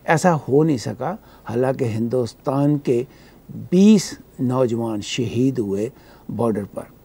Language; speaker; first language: Hindi; native; Hindi